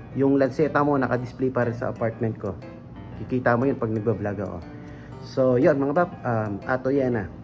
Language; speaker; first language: Filipino; non-native, local second language; Pampanga